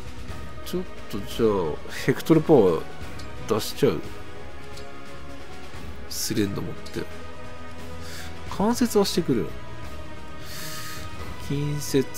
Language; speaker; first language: Japanese; native; Japanese